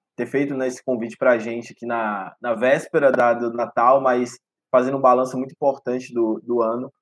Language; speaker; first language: Portuguese; native; Portuguese